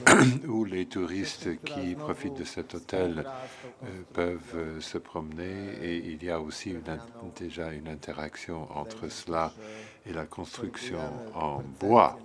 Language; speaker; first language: French; non-native, fluent; Polish